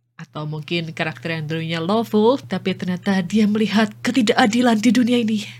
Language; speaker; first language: Indonesian; native; Indonesian